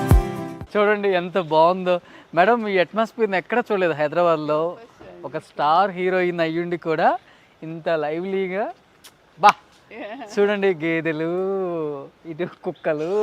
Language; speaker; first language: Telugu; native; Telugu